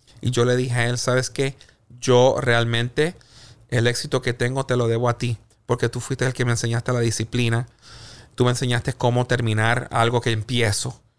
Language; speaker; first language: Spanish; native; Spanish